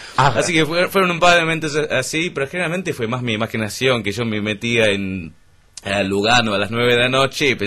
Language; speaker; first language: Spanish; non-native, fluent; English